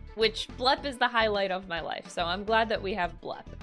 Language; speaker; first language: English; native; English